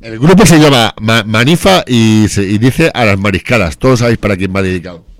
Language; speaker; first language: Spanish; native; Spanish